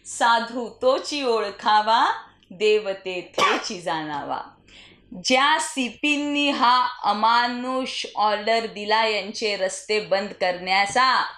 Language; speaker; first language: Marathi; native; Marathi